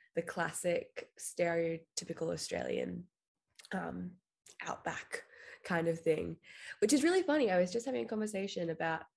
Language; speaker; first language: English; native; English